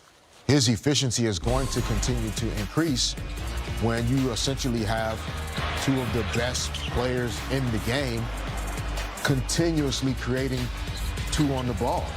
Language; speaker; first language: English; native; English